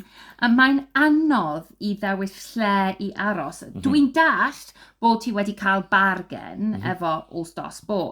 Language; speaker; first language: Welsh; non-native, fluent; English